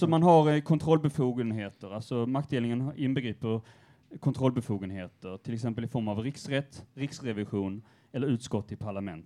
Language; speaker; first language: Swedish; native; Swedish